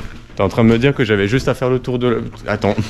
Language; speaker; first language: French; native; French